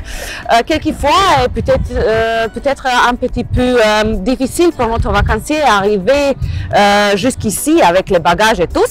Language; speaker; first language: French; non-native, learner; Croatian